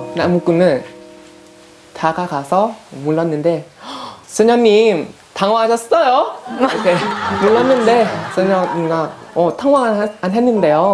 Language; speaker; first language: Korean; non-native, learner; Thai